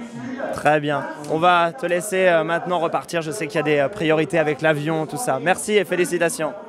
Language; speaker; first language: French; native; French